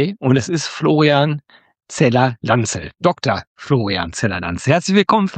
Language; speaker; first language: German; native; German